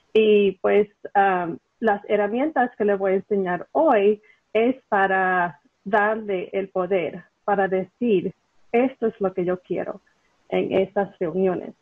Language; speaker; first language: Spanish; early bilingual, heritage; Spanish